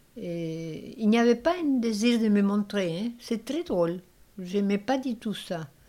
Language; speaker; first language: French; non-native, fluent; Spanish